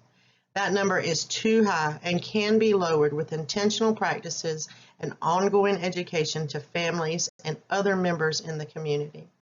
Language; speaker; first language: English; native; English